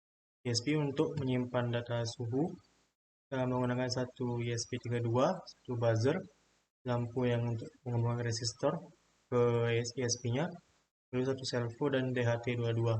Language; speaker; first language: Indonesian; native; Indonesian